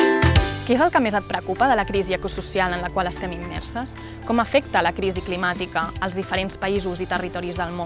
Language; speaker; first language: Catalan; native; Catalan